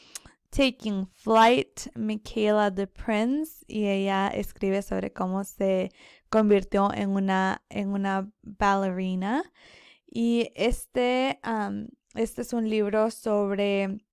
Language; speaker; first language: Spanish; early bilingual, other home language; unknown